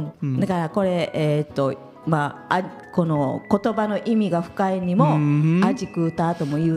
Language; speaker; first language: Japanese; native; Japanese